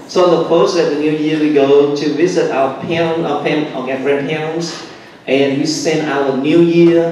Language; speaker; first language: English; non-native, fluent; Vietnamese